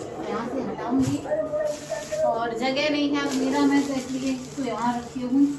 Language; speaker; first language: Hindi; native; Hindi